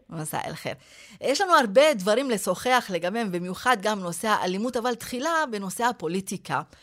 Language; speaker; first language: Hebrew; non-native, local second language; Arabic